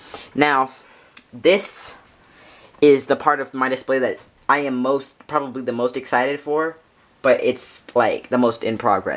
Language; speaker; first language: English; native; English